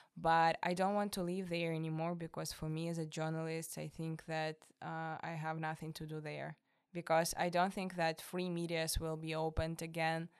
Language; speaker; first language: English; non-native, fluent; Russian